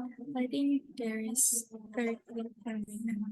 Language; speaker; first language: English; non-native, learner; Indonesian